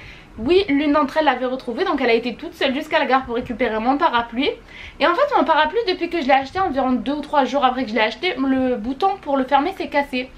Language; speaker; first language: French; native; French